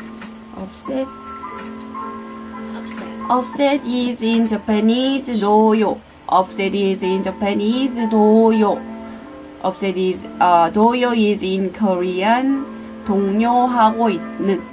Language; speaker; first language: English; non-native, learner; Korean